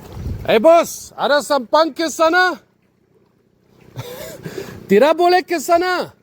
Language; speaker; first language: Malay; non-native, learner; German